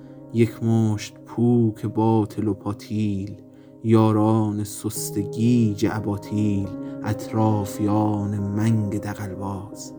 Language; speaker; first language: Persian; native; Persian